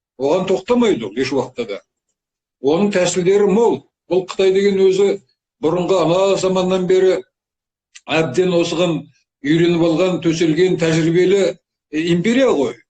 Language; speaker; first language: Kazakh; native; Kazakh